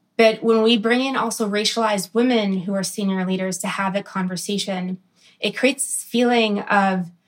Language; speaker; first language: English; early bilingual, other home language; Arabic